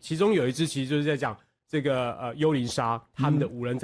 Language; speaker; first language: Chinese; native; Chinese